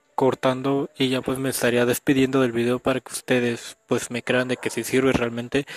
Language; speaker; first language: Spanish; native; Spanish